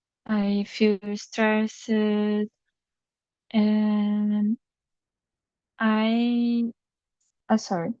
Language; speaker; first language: English; non-native, learner; Portuguese